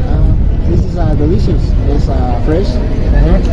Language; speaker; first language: English; non-native, learner; Spanish